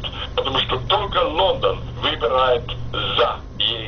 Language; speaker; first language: Russian; non-native, fluent; English